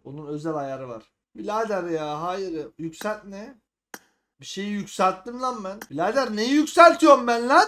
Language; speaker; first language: Turkish; native; Turkish